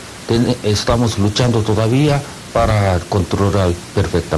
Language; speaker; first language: Spanish; non-native, learner; Japanese